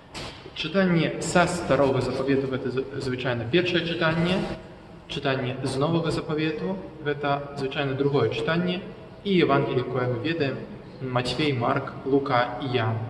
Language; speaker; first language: Belarusian; non-native, local second language; Russian